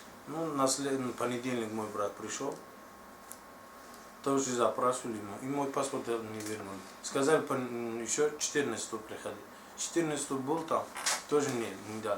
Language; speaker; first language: Russian; non-native, learner; Tajik